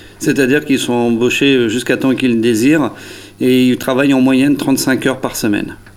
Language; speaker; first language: French; native; French